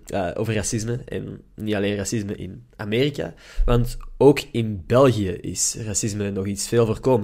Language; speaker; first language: Dutch; native; Dutch